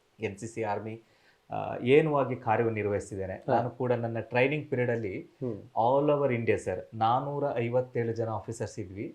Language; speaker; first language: Kannada; native; Kannada